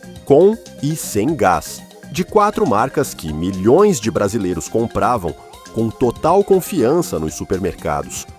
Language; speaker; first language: Portuguese; native; Portuguese